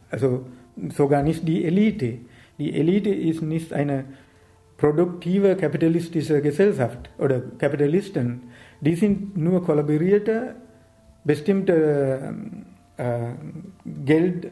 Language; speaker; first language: German; non-native, learner; Sinhala